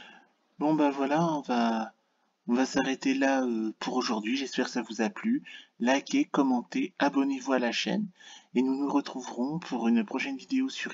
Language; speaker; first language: French; native; French